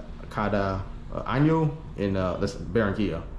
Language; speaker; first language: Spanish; non-native, learner; English